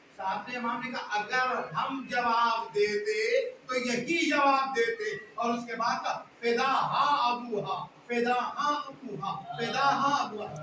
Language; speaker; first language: Urdu; native; Urdu